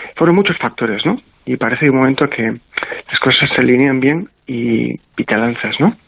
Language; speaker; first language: Spanish; native; Spanish